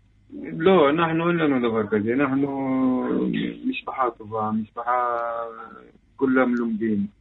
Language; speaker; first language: Hebrew; non-native, local second language; Arabic